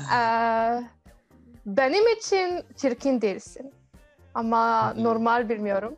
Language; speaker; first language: Turkish; non-native, fluent; Polish